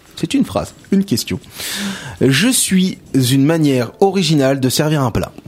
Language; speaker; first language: French; native; French